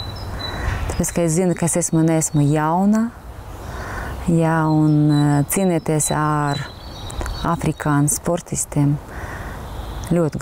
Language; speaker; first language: Latvian; non-native, local second language; Russian